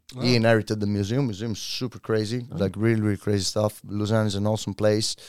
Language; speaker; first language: English; non-native, fluent; Italian